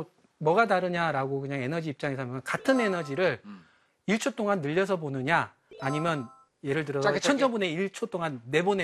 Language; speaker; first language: Korean; native; Korean